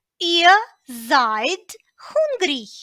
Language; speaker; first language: German; non-native, fluent; Ukrainian